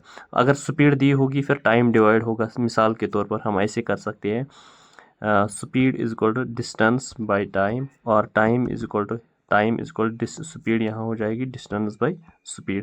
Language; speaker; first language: Hindi; non-native, local second language; Kashmiri